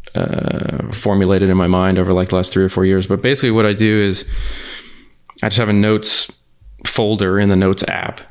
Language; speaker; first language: English; native; English